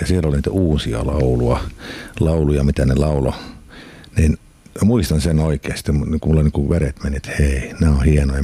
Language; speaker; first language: Finnish; native; Finnish